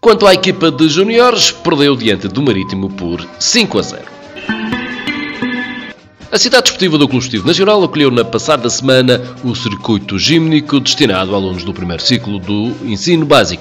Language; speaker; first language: Portuguese; native; Portuguese